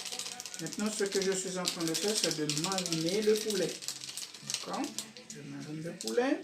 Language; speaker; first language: French; non-native, local second language; Haitian Creole